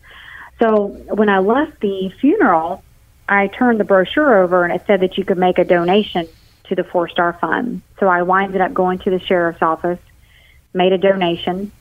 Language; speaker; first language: English; native; English